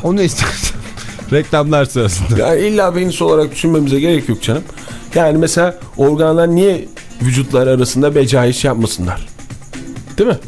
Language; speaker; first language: Turkish; native; Turkish